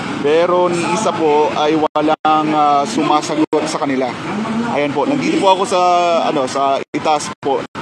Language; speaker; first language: Filipino; non-native, local second language; Cebuano